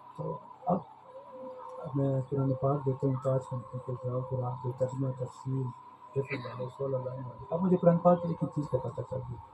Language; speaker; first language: Urdu; non-native, local second language; Punjabi